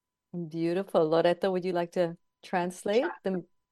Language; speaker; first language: English; native; English